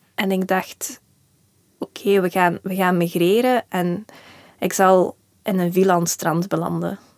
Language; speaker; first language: Dutch; early bilingual, other home language; Russian